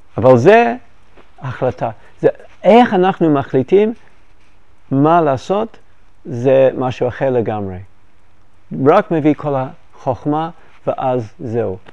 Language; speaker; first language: Hebrew; non-native, fluent; English